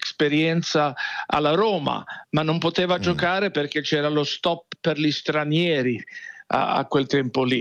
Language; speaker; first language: Italian; non-native, fluent; Swedish